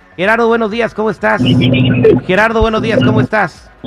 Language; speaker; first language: Spanish; early bilingual, heritage; Spanish